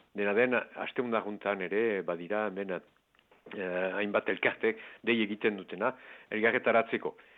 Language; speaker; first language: Basque; native; Basque